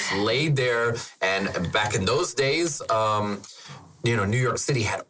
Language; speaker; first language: English; non-native, fluent; German